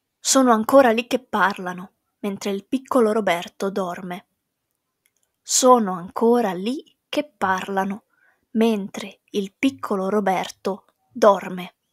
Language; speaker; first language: Italian; non-native, fluent; English